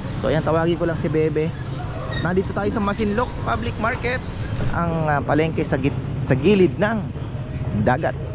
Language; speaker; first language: Filipino; native; Filipino